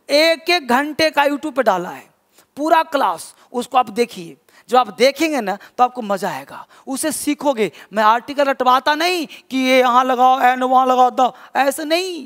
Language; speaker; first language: Hindi; native; Hindi